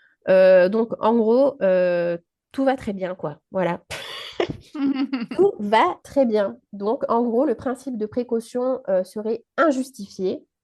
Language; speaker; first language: French; native; French